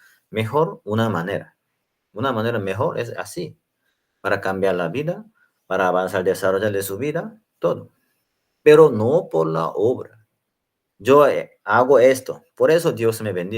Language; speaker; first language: Spanish; non-native, learner; Korean